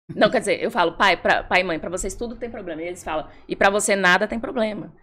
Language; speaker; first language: Portuguese; native; Portuguese